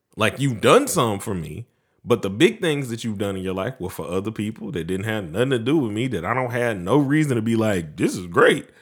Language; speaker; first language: English; native; English